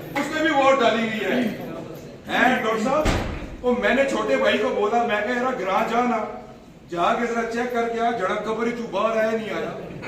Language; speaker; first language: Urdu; non-native, local second language; Punjabi